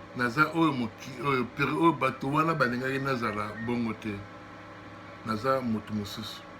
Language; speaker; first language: Lingala; native; Lingala